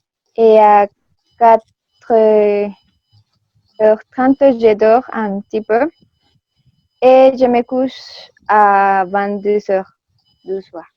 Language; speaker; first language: French; non-native, learner; Spanish